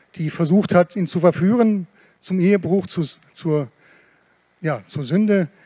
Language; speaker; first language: German; early bilingual, other home language; Russian